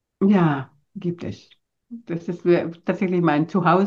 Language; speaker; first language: German; non-native, fluent; Spanish